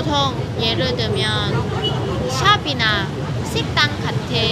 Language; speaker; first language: Korean; non-native, fluent; Vietnamese